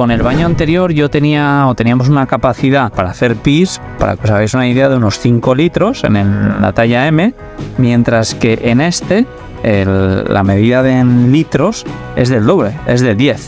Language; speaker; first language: Spanish; native; Spanish